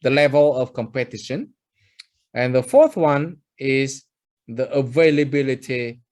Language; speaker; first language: English; non-native, fluent; Vietnamese